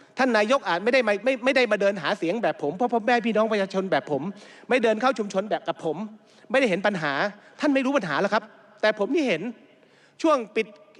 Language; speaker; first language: Thai; native; Thai